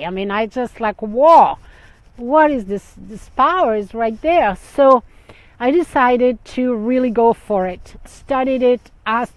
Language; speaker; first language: English; non-native, fluent; French